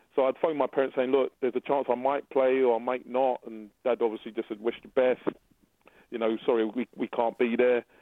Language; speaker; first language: English; native; English